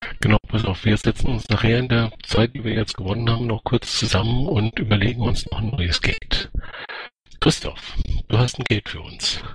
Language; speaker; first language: German; native; German